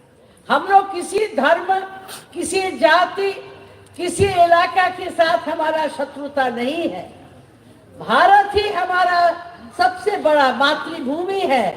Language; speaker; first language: Hindi; non-native, local second language; Bangla